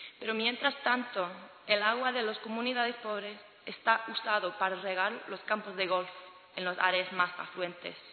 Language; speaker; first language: Spanish; non-native, learner; English